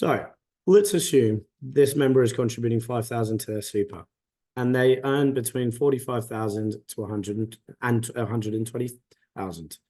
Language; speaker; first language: English; native; English